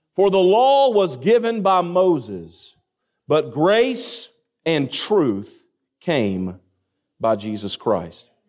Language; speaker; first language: English; native; English